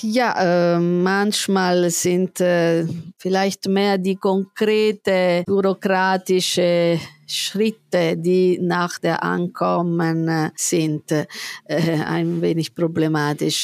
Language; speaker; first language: German; non-native, fluent; Italian